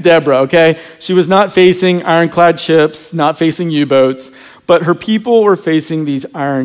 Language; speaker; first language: English; native; English